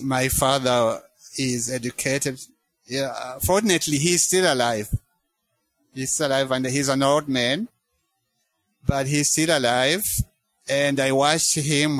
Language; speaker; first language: English; non-native, local second language; Kinyarwanda